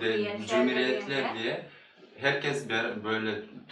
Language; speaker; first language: Turkish; non-native, learner; Kyrgyz